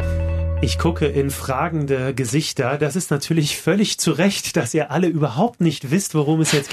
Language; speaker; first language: German; native; German